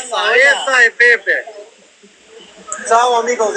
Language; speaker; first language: Italian; non-native, learner; Albanian